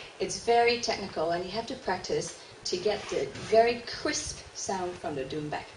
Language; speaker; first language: English; non-native, local second language; Cantonese